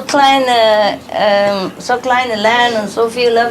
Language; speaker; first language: German; non-native, learner; Vietnamese